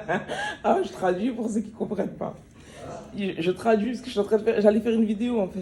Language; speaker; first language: French; native; French